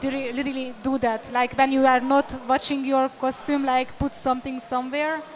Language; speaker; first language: English; non-native, fluent; Hungarian